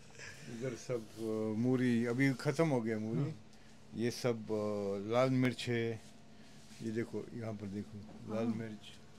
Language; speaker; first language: Hindi; non-native, local second language; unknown